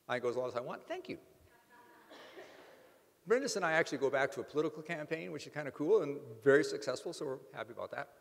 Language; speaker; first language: English; native; English